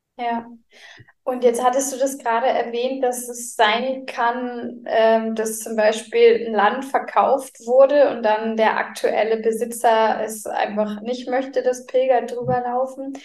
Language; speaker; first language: German; native; German